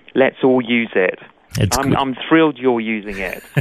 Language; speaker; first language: English; native; English